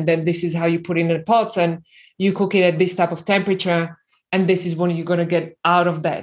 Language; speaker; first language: English; non-native, fluent; Slovak